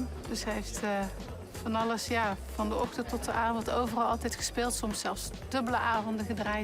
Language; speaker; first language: Dutch; native; Dutch